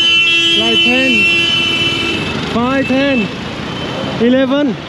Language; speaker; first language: English; non-native, learner; Vietnamese